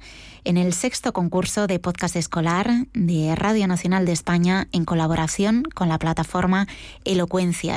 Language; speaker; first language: Spanish; native; Spanish